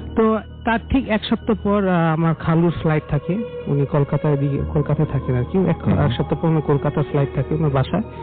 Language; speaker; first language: Bangla; early bilingual, heritage; Bangla